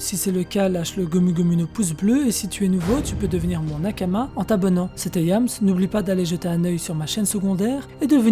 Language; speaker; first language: French; native; French